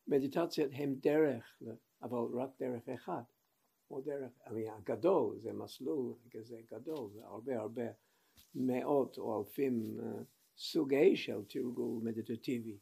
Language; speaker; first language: Hebrew; non-native, fluent; English